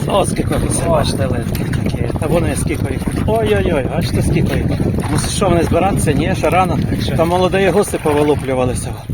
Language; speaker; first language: Ukrainian; native; Ukrainian